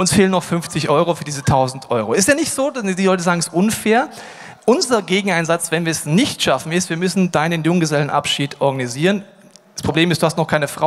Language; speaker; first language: German; native; German